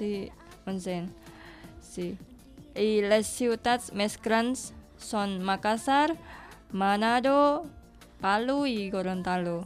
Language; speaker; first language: Catalan; non-native, learner; Indonesian